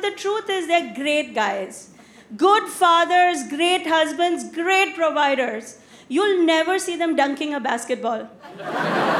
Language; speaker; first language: English; non-native, local second language; Hindi